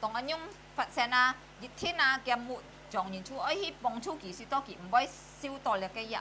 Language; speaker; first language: Chinese; early bilingual, heritage; Hakka Chinese